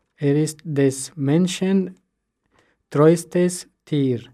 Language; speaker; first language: German; non-native, learner; Persian